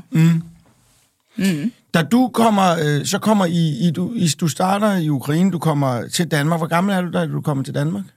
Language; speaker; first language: Danish; native; Danish